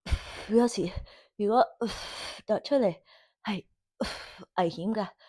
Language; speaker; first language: Cantonese; early bilingual, heritage; Cantonese